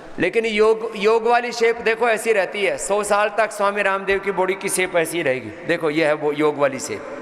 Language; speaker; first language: Hindi; native; Hindi